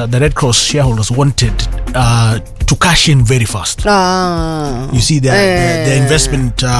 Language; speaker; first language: Swahili; native; Swahili